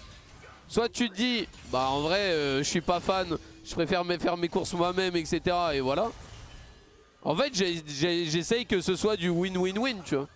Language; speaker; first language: French; native; French